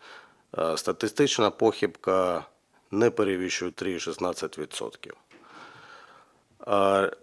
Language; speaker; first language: Ukrainian; native; Ukrainian